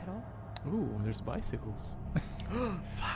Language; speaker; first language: English; native; English